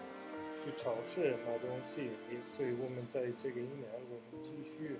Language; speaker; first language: Chinese; non-native, fluent; Italian